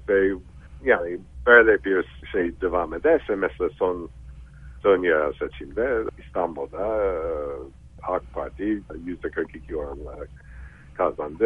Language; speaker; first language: Turkish; non-native, fluent; English